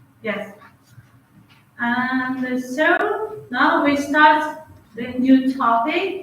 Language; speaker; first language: English; non-native, fluent; Uzbek